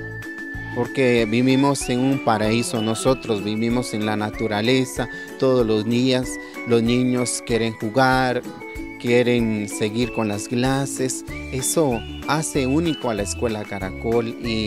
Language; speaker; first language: Spanish; non-native, local second language; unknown